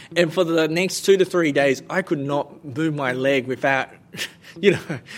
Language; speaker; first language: English; native; English